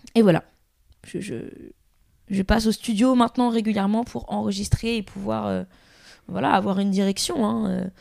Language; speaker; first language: French; native; French